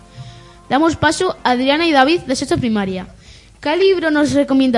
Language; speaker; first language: Spanish; native; Spanish